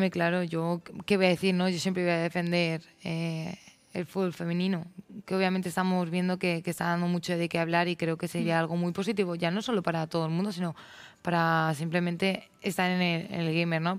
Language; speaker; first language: Spanish; native; Spanish